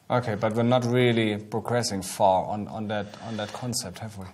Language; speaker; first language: English; non-native, fluent; German